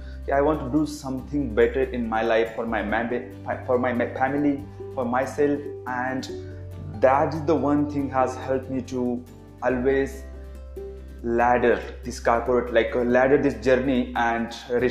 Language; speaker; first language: English; non-native, local second language; Marathi